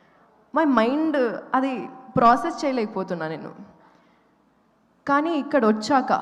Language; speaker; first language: Telugu; non-native, local second language; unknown